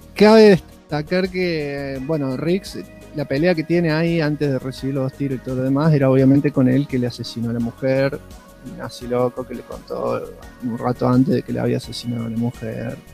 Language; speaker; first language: Spanish; native; Spanish